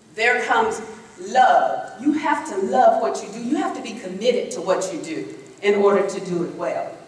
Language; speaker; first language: English; native; English